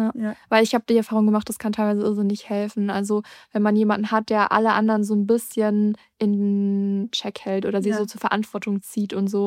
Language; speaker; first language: German; native; German